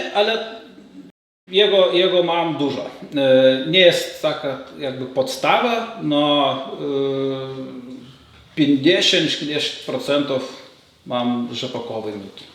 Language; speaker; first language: Polish; non-native, learner; Lithuanian